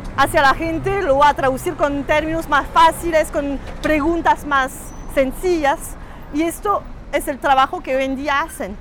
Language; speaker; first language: Spanish; non-native, fluent; French